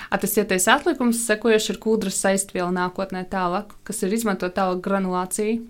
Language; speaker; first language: Latvian; non-native, local second language; Russian